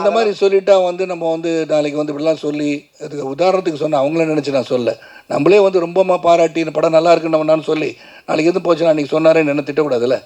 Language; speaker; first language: Tamil; native; Tamil